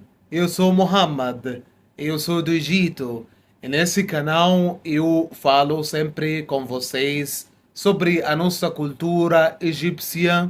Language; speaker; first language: Portuguese; non-native, fluent; Arabic